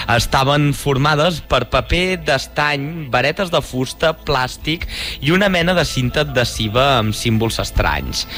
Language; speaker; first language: Catalan; native; Catalan